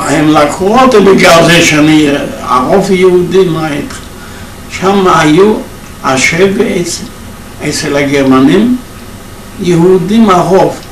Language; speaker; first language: Hebrew; non-native, fluent; Yiddish